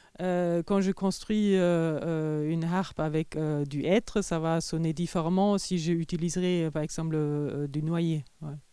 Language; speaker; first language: French; non-native, fluent; German